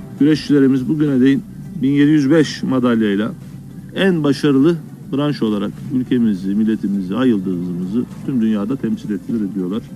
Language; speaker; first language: Turkish; native; Turkish